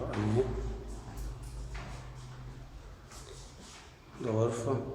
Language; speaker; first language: Arabic; native; Arabic